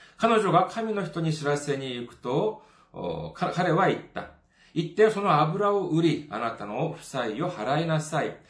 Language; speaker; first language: Japanese; non-native, fluent; Korean